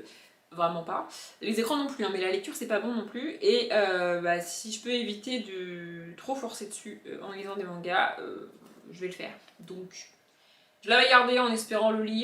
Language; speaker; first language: French; native; French